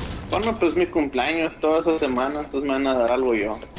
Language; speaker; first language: Spanish; early bilingual, heritage; Spanish